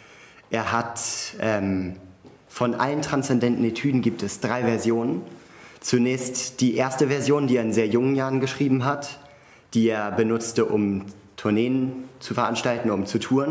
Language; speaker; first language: German; native; German